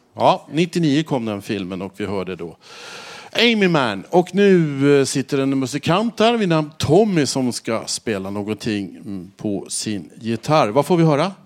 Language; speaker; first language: Swedish; native; Swedish